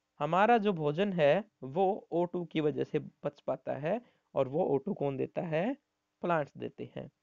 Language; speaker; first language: Hindi; native; Hindi